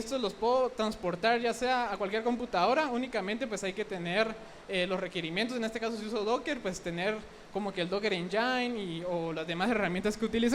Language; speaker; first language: Spanish; native; Spanish